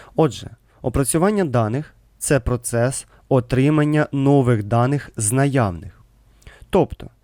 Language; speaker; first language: Ukrainian; native; Ukrainian